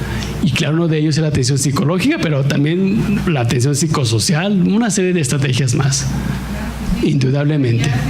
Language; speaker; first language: Spanish; native; Spanish